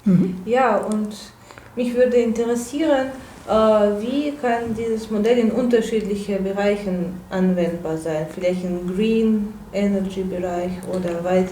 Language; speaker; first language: German; non-native, fluent; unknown